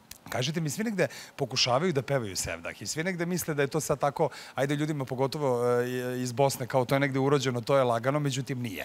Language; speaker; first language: Serbian; native; Serbian